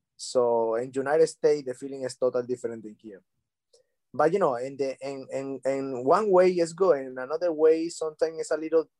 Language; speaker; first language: English; non-native, learner; Spanish